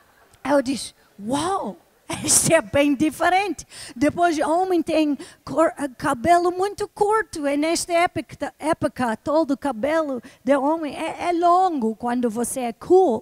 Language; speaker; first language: Portuguese; non-native, fluent; English